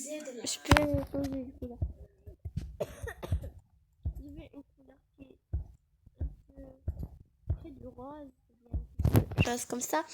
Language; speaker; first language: French; non-native, learner; Arabic